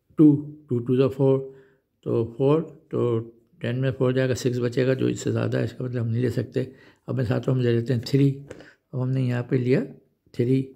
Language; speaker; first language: Urdu; non-native, local second language; Punjabi